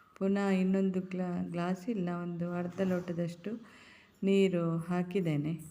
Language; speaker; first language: Kannada; non-native, local second language; Tulu